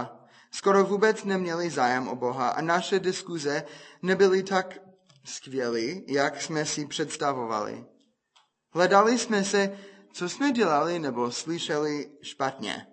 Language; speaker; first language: Czech; non-native, fluent; English